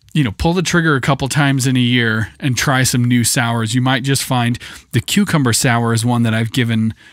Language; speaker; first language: English; native; English